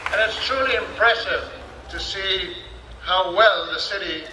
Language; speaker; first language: English; non-native, fluent; Spanish